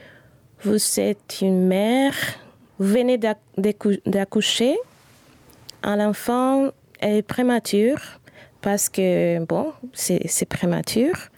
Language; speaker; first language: French; non-native, fluent; Spanish